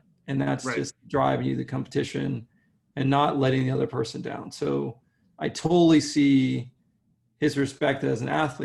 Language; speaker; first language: English; native; English